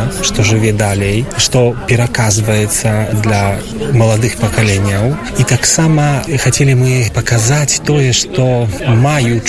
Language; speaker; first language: Polish; non-native, local second language; Ukrainian